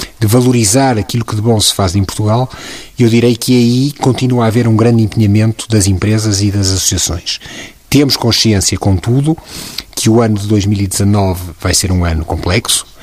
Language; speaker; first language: Portuguese; native; Portuguese